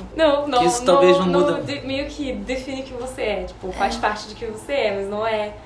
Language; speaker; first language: Portuguese; non-native, fluent; French